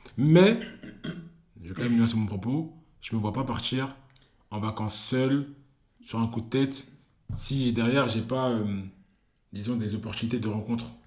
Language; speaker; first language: French; native; French